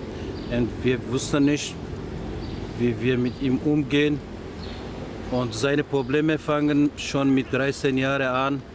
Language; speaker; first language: German; non-native, learner; Turkish